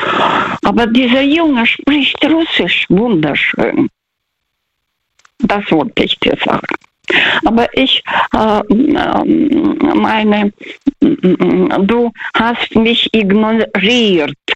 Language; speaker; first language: German; early bilingual, heritage; Russian